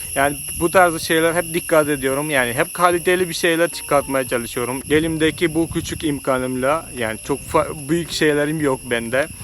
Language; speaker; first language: Turkish; non-native, fluent; Malayalam